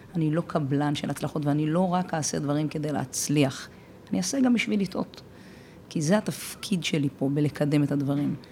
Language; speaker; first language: Hebrew; native; Hebrew